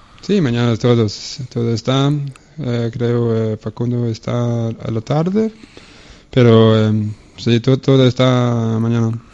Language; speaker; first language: Spanish; non-native, learner; Danish